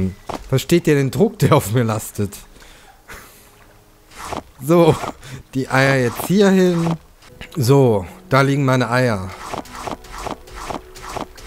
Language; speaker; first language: German; native; German